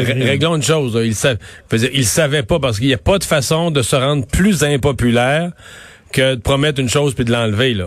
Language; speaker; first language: French; native; French